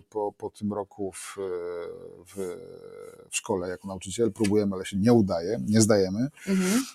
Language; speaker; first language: Polish; native; Polish